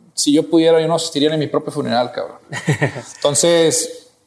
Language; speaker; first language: Spanish; native; Spanish